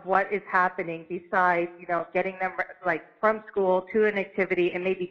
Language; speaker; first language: English; native; English